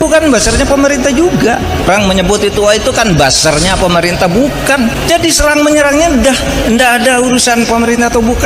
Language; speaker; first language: Indonesian; native; Indonesian